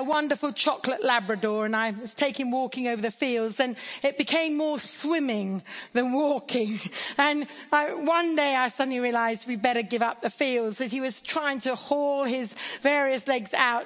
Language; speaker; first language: English; native; English